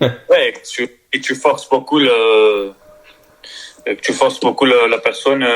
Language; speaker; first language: French; non-native, learner; Spanish